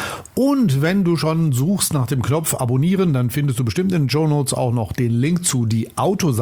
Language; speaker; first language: German; native; German